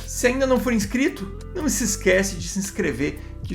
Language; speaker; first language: Portuguese; native; Portuguese